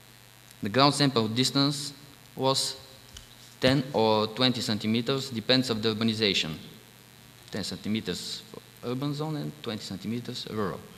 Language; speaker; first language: English; non-native, fluent; Bulgarian